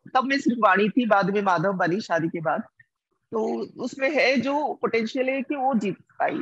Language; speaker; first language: Hindi; non-native, local second language; Odia